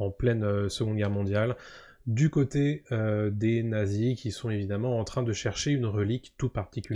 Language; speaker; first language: French; native; French